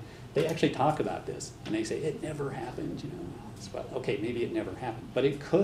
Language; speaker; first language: English; native; English